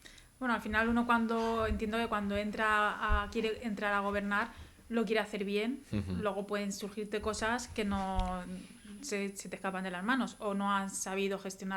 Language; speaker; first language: Spanish; native; Spanish